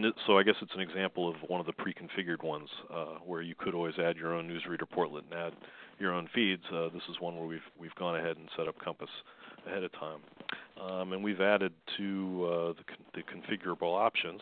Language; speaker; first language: English; native; English